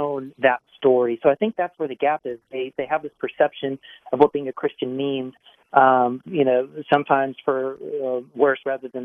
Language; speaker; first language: English; native; English